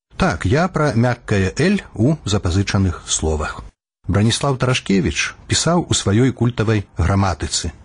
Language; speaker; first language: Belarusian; native; Belarusian